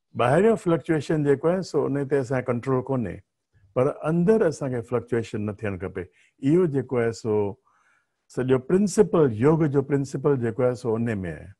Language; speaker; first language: Sindhi; early bilingual, heritage; Sindhi